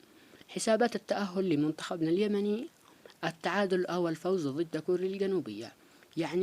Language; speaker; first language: Arabic; native; Arabic